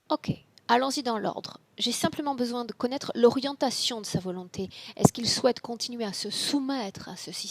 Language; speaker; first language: French; native; French